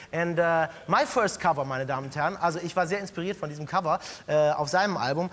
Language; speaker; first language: German; native; German